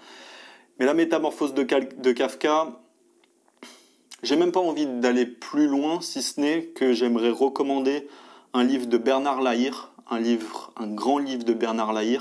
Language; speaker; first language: French; native; French